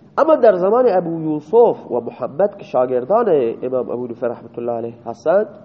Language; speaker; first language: Persian; non-native, local second language; Baluchi